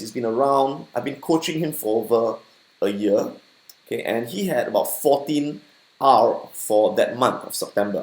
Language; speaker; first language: English; native; English